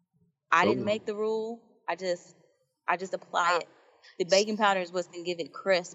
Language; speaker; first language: English; native; English